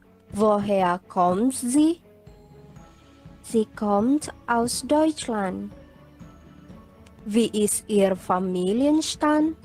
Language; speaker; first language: German; non-native, learner; Indonesian